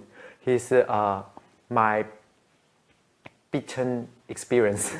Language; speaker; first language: English; non-native, learner; Chinese